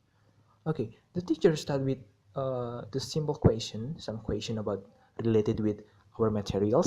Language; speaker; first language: English; non-native, learner; Indonesian